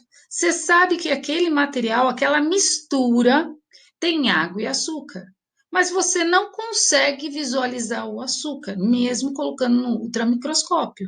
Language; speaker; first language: Portuguese; native; Portuguese